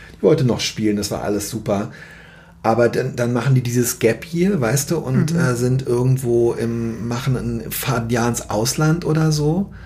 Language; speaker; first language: German; native; German